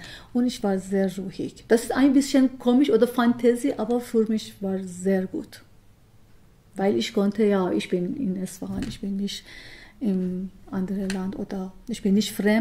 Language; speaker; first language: German; non-native, learner; Persian